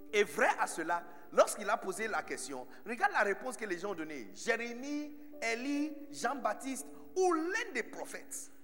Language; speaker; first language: French; non-native, fluent; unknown